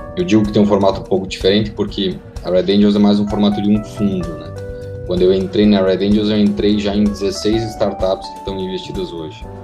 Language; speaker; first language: Portuguese; native; Portuguese